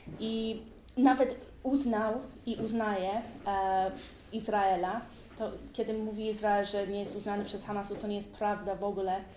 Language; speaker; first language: Polish; early bilingual, heritage; Polish